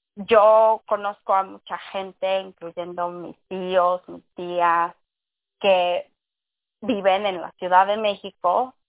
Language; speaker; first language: Spanish; early bilingual, heritage; English